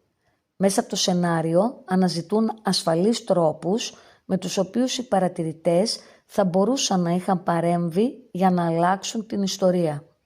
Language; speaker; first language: Greek; native; Greek